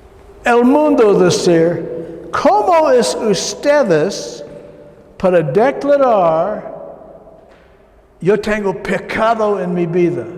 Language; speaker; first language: Spanish; non-native, learner; English